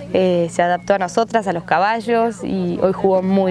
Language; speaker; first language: Spanish; native; Spanish